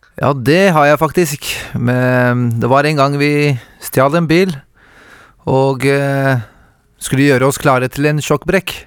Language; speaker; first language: Norwegian; early bilingual, other home language; Kurdish